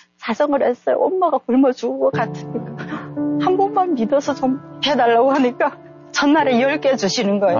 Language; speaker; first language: Korean; native; Korean